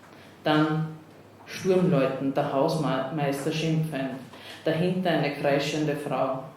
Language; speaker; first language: German; native; German